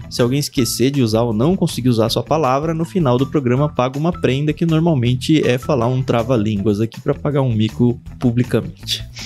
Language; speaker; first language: Portuguese; native; Portuguese